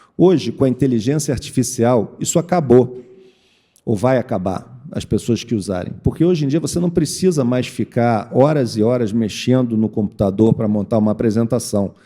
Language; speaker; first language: Portuguese; native; Portuguese